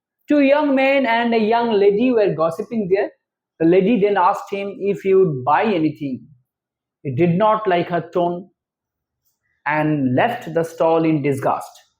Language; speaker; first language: English; non-native, local second language; Bangla